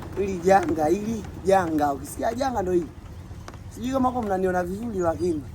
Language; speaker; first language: Swahili; native; Swahili